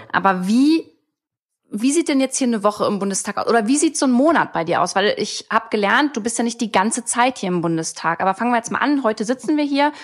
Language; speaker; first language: German; native; German